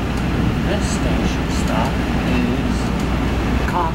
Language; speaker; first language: English; native; English